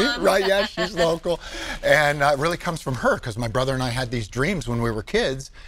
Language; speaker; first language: English; native; English